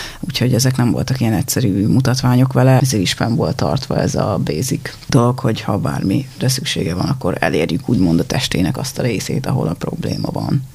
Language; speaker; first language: Hungarian; native; Hungarian